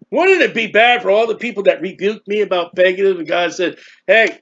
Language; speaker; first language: English; native; English